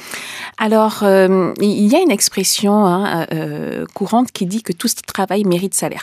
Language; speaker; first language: French; native; French